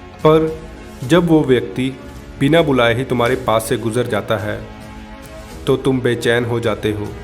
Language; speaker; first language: Hindi; native; Hindi